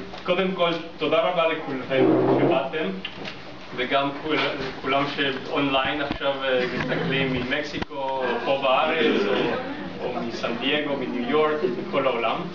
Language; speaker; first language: Hebrew; non-native, fluent; English